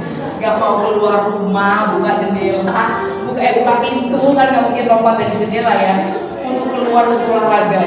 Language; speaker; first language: Indonesian; native; Indonesian